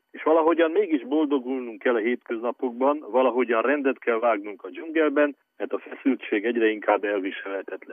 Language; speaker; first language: Hungarian; native; Hungarian